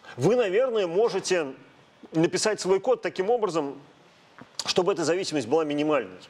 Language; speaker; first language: Russian; native; Russian